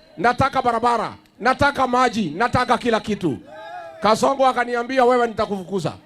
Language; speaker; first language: Swahili; non-native, local second language; Kikuyu